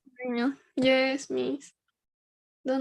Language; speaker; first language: English; non-native, learner; Spanish